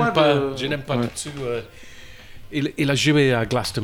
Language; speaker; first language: French; non-native, learner; English